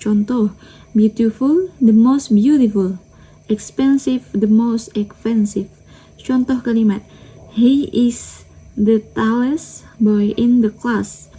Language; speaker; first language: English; non-native, learner; Indonesian